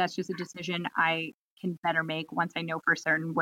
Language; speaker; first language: English; native; English